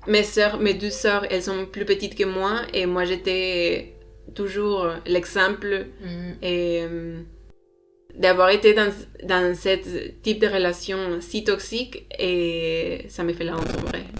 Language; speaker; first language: French; non-native, learner; Spanish